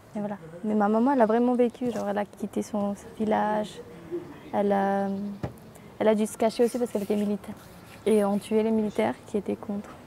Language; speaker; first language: French; early bilingual, other home language; Tamil